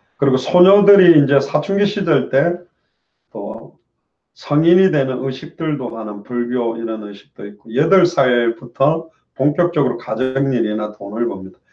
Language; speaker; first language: Korean; native; Korean